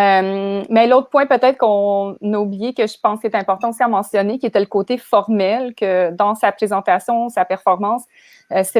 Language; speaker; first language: French; native; French